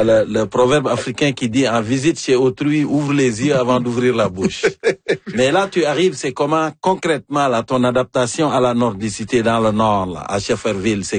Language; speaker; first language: French; native; French